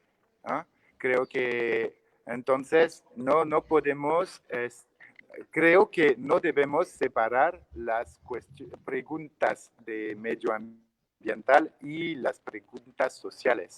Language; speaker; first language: Spanish; non-native, learner; French